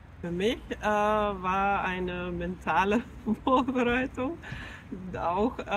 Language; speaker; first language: German; non-native, fluent; Finnish